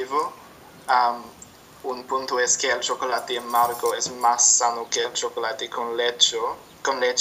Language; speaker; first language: Spanish; non-native, learner; English